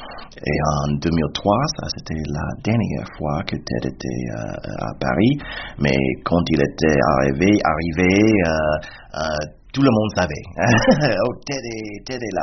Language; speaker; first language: French; non-native, fluent; English